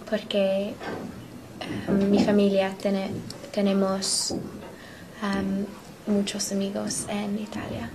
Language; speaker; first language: Spanish; non-native, learner; English